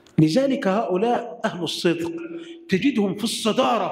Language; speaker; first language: Arabic; native; Arabic